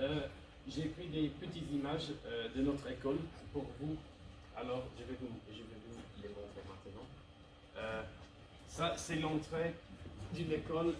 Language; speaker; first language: French; non-native, learner; English